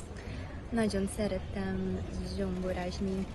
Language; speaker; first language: Hungarian; non-native, learner; Portuguese